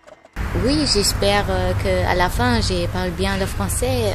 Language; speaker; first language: French; non-native, fluent; German